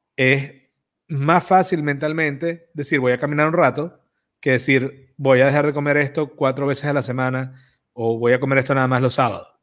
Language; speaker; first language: Spanish; native; Spanish